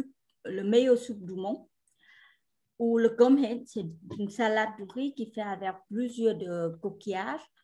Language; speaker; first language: French; non-native, fluent; Vietnamese